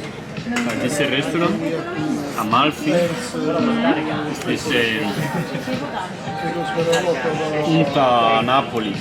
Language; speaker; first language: German; non-native, learner; Spanish